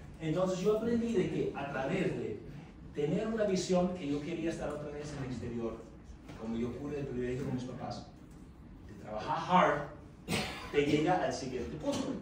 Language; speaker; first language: Spanish; non-native, fluent; German